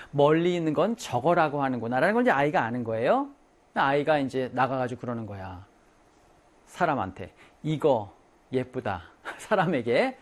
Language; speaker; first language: Korean; native; Korean